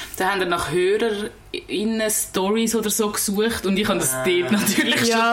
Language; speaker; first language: German; native; German